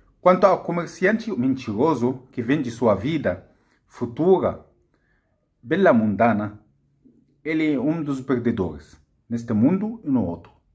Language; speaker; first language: Portuguese; non-native, fluent; Arabic